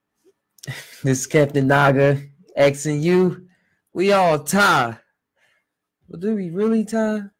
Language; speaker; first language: English; native; English